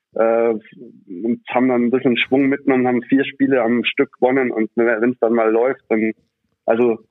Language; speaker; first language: German; native; German